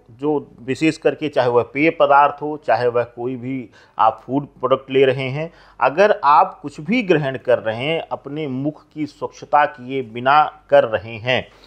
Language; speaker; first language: Hindi; native; Hindi